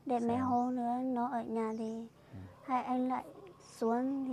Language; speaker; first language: Vietnamese; non-native, local second language; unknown